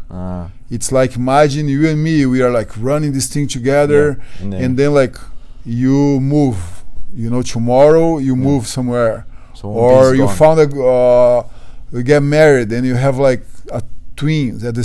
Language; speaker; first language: English; non-native, fluent; Portuguese